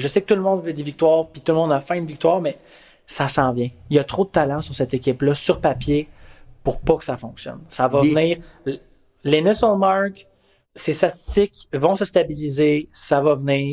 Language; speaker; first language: French; native; French